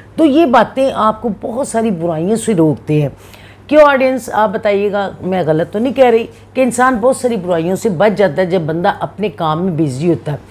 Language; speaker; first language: Urdu; non-native, local second language; Punjabi